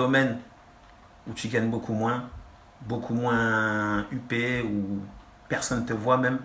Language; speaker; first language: French; native; French